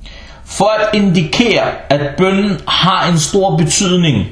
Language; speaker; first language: Danish; non-native, fluent; Arabic